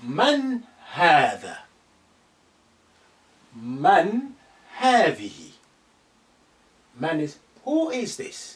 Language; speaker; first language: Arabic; non-native, fluent; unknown